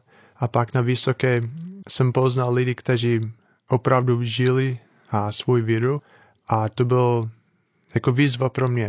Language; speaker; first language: Czech; non-native, fluent; English